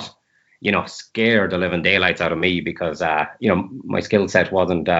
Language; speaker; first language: English; native; English